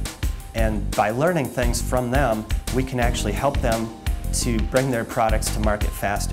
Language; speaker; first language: English; native; English